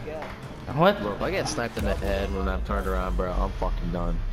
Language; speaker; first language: English; native; English